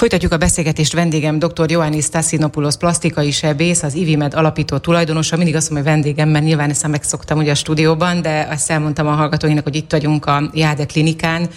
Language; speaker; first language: Hungarian; native; Hungarian